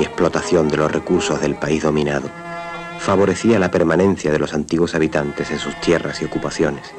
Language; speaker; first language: Spanish; native; Spanish